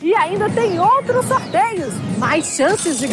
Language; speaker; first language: Portuguese; native; Portuguese